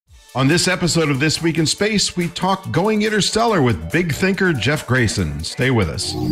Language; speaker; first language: English; native; English